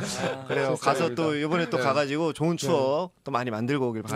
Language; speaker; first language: Korean; native; Korean